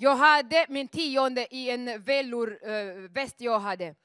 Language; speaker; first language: Swedish; non-native, fluent; Rundi